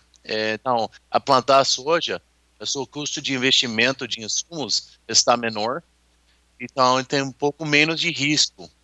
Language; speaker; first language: Portuguese; non-native, learner; English